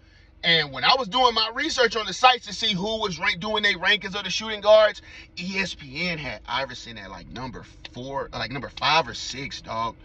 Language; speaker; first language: English; native; English